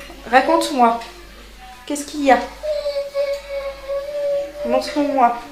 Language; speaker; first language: French; native; French